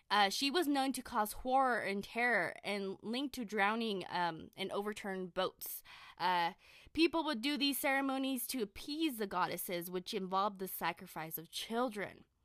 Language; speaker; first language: English; early bilingual, other home language; Spanish